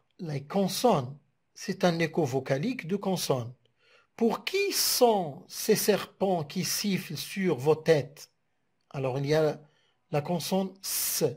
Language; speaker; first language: French; non-native, local second language; Arabic